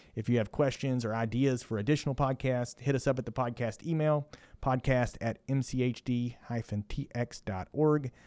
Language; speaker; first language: English; native; English